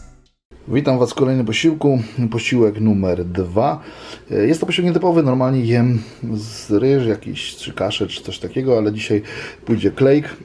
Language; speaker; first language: Polish; native; Polish